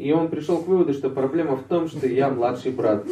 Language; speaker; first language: Russian; native; Russian